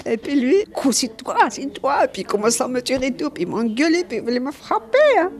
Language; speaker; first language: French; non-native, local second language; Arabic